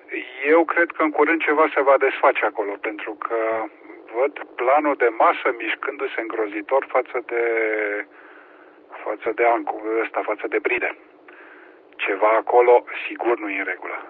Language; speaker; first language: Romanian; native; Romanian